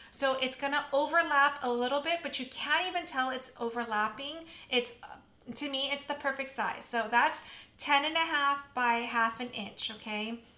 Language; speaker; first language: English; native; English